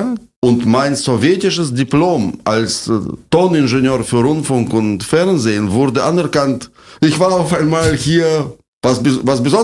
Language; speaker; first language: German; non-native, fluent; Russian